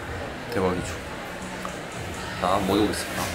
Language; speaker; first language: Korean; native; Korean